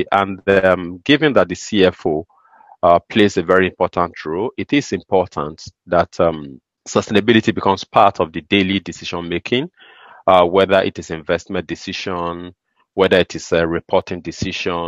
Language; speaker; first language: English; non-native, local second language; Igbo